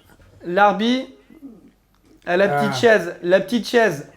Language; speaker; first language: French; native; French